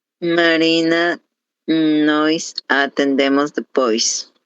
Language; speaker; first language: Portuguese; non-native, learner; Spanish